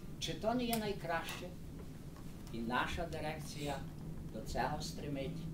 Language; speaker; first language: Ukrainian; early bilingual, heritage; Ukrainian